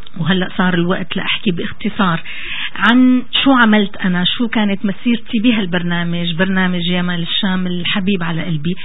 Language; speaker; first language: Arabic; native; Arabic